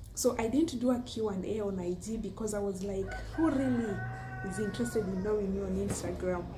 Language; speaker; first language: English; non-native, local second language; Luo (Kenya and Tanzania)